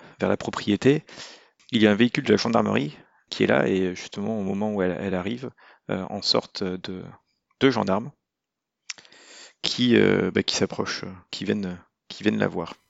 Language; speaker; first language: French; native; French